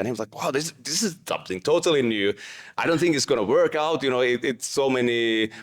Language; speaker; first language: English; non-native, fluent; Finnish